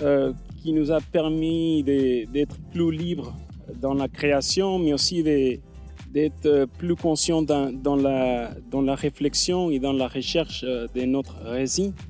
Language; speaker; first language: French; non-native, fluent; Spanish